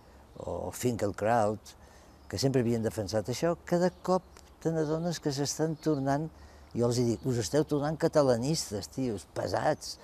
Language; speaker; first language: Catalan; native; Catalan